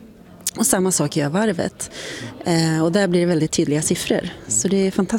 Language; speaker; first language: Swedish; native; Swedish